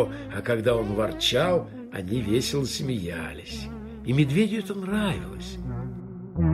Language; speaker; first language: Russian; native; Russian